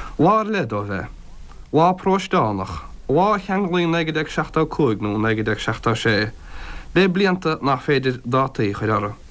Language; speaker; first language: Irish; native; Irish